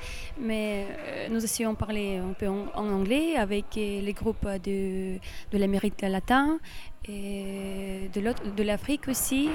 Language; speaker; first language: French; non-native, learner; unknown